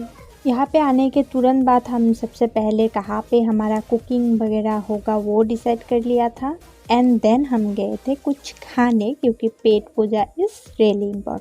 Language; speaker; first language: Hindi; non-native, local second language; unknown